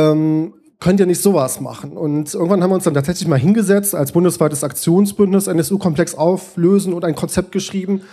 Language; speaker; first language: German; native; German